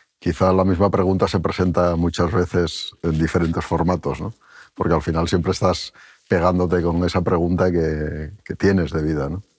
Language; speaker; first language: Spanish; native; Spanish